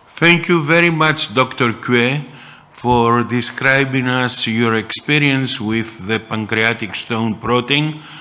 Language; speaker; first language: English; non-native, fluent; Greek